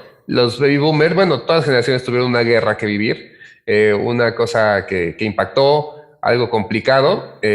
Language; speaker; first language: Spanish; native; Spanish